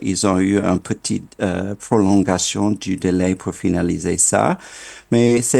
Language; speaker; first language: French; non-native, fluent; English